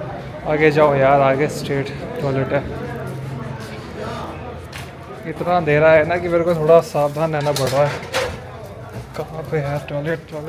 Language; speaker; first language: Hindi; native; Hindi